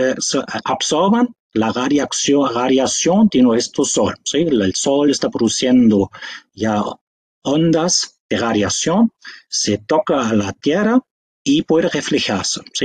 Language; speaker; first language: Spanish; non-native, fluent; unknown